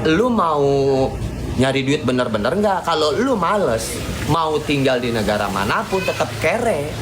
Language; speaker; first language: Indonesian; native; Indonesian